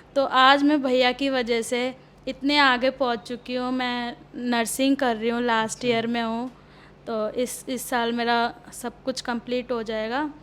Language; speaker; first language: Hindi; early bilingual, other home language; Odia